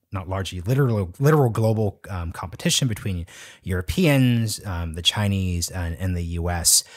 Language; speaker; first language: English; native; English